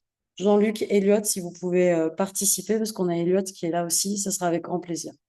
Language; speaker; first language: French; native; French